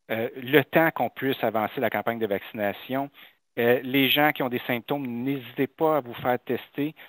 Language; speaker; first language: French; native; French